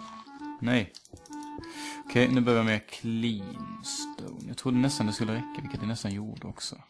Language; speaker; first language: Swedish; native; Swedish